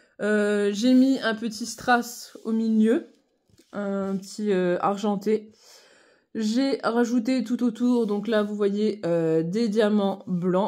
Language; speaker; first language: French; native; French